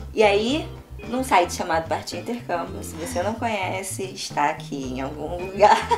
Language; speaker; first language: Portuguese; native; Portuguese